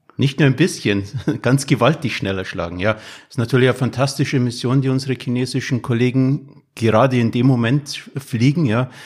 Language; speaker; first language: German; native; German